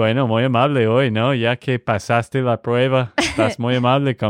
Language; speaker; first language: Spanish; non-native, fluent; English